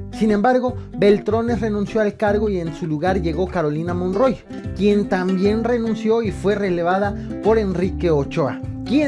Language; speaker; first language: Spanish; native; Spanish